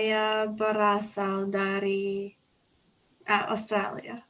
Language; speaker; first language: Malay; non-native, learner; English